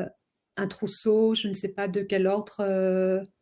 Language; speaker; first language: French; native; French